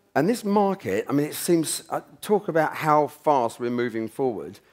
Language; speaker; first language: English; native; English